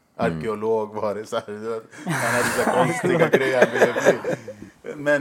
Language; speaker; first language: Swedish; early bilingual, other home language; Spanish